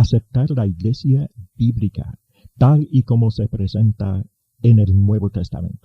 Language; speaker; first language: Spanish; native; Spanish